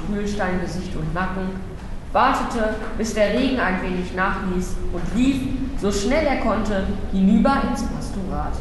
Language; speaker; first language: German; native; German